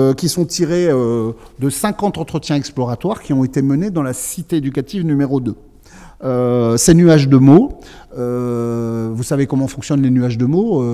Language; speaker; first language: French; native; French